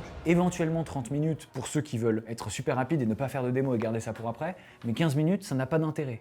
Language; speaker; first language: French; native; French